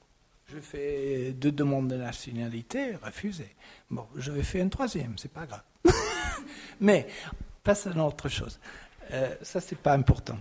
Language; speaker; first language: French; non-native, fluent; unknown